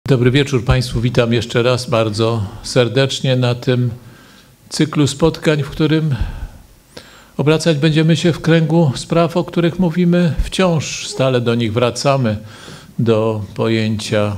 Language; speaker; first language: Polish; native; Polish